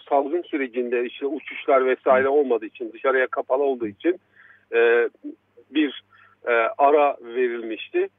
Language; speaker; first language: Turkish; native; Turkish